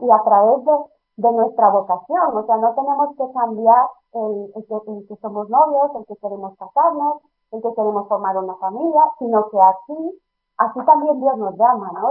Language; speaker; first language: Spanish; native; Spanish